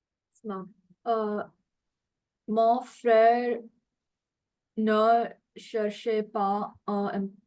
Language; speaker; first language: French; non-native, learner; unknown